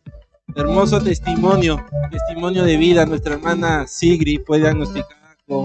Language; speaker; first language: Spanish; native; Spanish